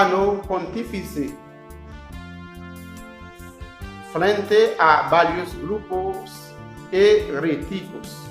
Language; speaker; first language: Spanish; non-native, learner; Haitian Creole